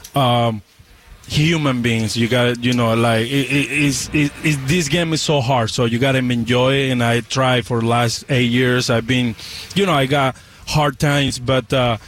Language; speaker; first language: English; non-native, learner; Spanish